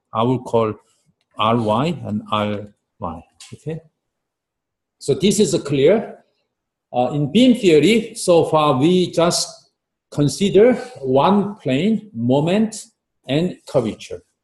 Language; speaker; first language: English; non-native, fluent; Korean